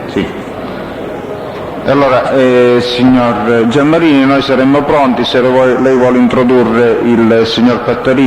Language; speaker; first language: Italian; native; Italian